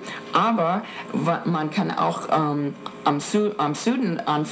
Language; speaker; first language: German; non-native, fluent; English